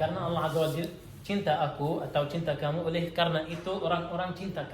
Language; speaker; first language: Indonesian; non-native, learner; Arabic